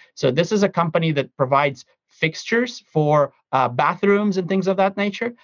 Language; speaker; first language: English; early bilingual, other home language; Russian